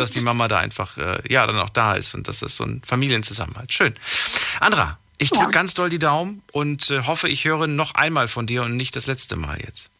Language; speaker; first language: German; native; German